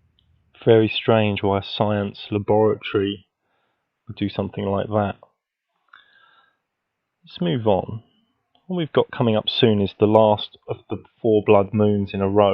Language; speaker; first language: English; native; English